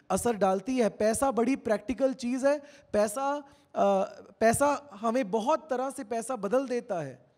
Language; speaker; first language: Hindi; native; Hindi